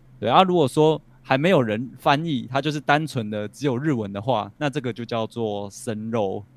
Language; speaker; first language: Chinese; native; Chinese